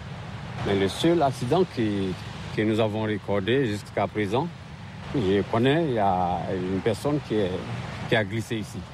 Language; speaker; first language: French; non-native, fluent; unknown